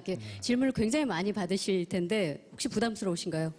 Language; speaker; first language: Korean; native; Korean